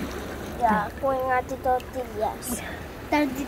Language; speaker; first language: Indonesian; early bilingual, heritage; Indonesian